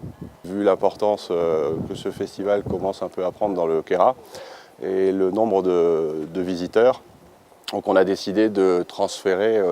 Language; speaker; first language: French; native; French